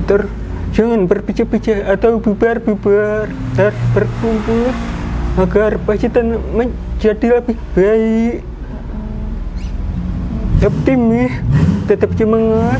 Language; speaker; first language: Indonesian; non-native, local second language; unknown